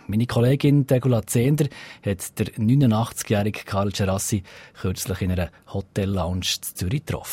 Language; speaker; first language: German; native; German